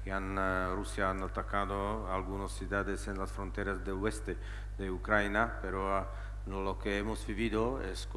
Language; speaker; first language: Spanish; non-native, fluent; Czech